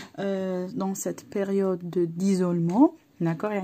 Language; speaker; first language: French; non-native, local second language; Arabic